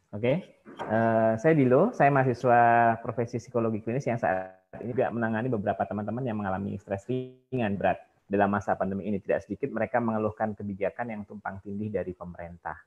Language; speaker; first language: Indonesian; native; Indonesian